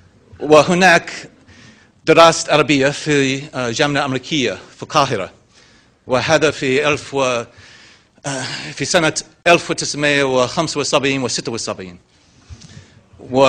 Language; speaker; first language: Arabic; non-native, learner; English